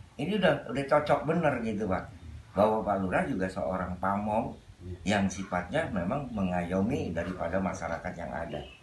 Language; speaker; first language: Indonesian; non-native, local second language; Javanese